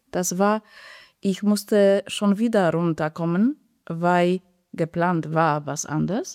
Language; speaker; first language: German; non-native, fluent; Polish